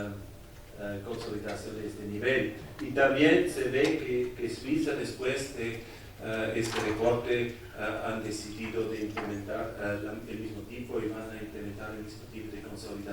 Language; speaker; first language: Spanish; non-native, fluent; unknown